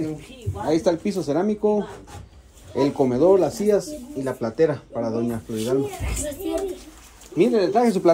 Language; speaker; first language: Spanish; native; Spanish